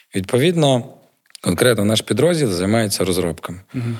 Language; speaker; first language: Ukrainian; native; Ukrainian